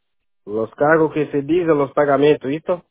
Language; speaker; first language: Spanish; non-native, learner; Portuguese